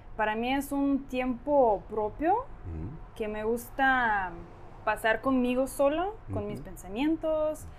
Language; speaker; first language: Spanish; non-native, fluent; Ukrainian